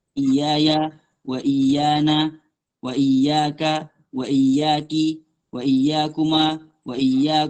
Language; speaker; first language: Arabic; non-native, learner; Indonesian